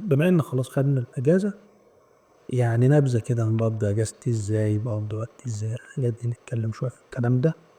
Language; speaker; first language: Arabic; native; Arabic